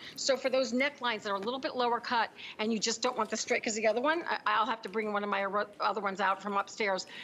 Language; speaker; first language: English; native; English